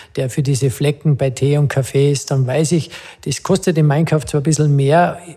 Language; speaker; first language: German; native; German